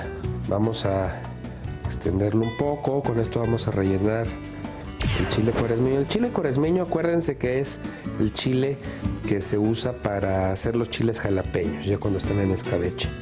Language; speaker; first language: Spanish; native; Spanish